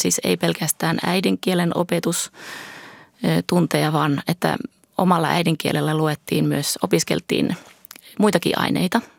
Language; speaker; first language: Finnish; early bilingual, heritage; Finnish